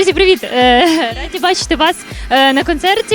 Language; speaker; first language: Ukrainian; native; Ukrainian